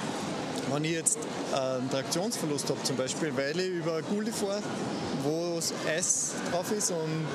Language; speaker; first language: German; native; German